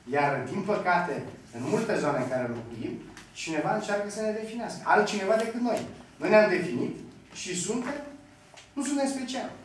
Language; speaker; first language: Romanian; non-native, local second language; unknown